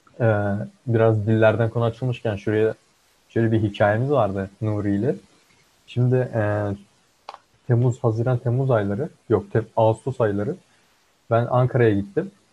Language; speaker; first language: Turkish; native; Turkish